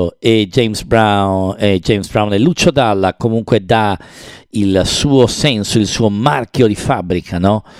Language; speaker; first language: Italian; native; Italian